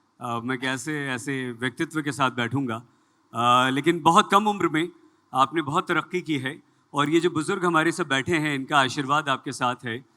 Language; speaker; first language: Hindi; native; Hindi